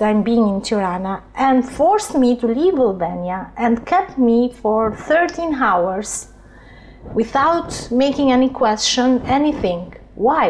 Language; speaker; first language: English; non-native, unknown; Albanian